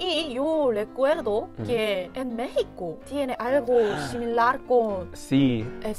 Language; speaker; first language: Spanish; non-native, learner; Korean